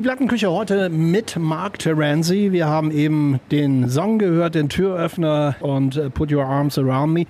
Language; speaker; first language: German; native; German